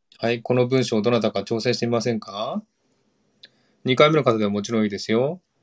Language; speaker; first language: Japanese; non-native, fluent; Korean